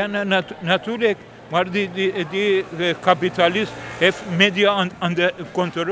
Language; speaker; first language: Dutch; non-native, learner; Persian